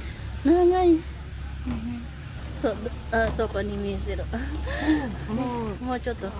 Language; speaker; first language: Japanese; non-native, learner; Filipino